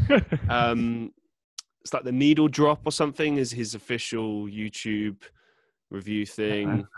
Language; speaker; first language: English; native; English